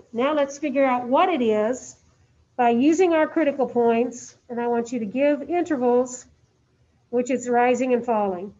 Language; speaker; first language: English; native; English